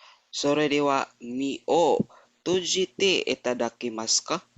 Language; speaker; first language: Japanese; non-native, learner; Filipino